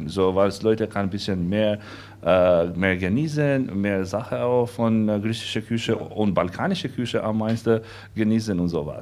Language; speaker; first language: German; non-native, learner; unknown